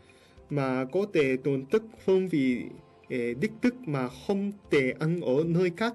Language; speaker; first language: Vietnamese; non-native, fluent; Japanese